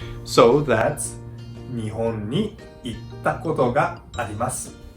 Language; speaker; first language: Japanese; non-native, learner; Filipino